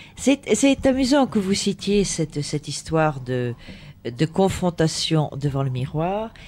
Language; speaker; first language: French; native; French